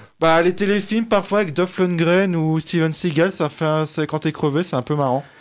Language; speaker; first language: French; native; French